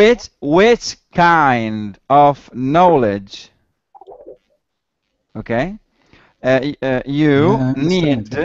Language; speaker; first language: English; non-native, learner; Italian